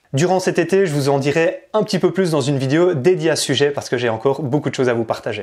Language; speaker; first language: French; native; French